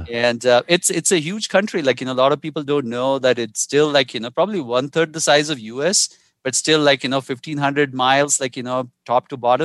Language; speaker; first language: English; non-native, local second language; Hindi